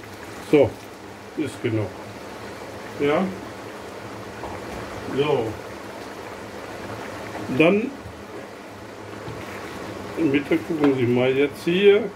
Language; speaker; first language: German; non-native, learner; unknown